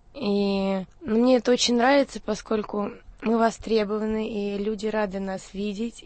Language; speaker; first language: Russian; native; Russian